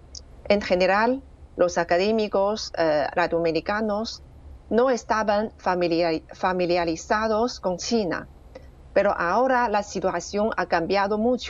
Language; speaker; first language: Spanish; non-native, fluent; Chinese